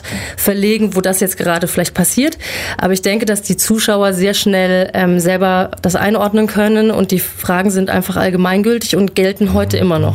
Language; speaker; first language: German; native; German